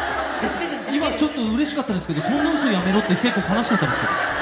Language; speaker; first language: Japanese; native; Japanese